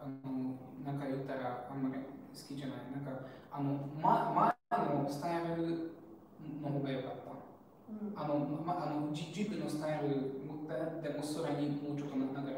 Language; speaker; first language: Japanese; non-native, learner; Hungarian